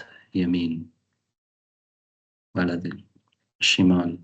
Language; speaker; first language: Arabic; non-native, fluent; Tamil